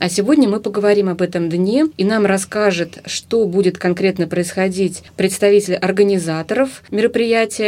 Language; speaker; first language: Russian; native; Russian